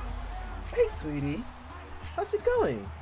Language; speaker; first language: English; native; English